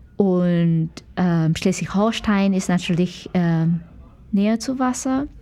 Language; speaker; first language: German; non-native, fluent; Chinese